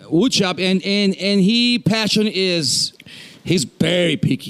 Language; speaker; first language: English; non-native, local second language; Spanish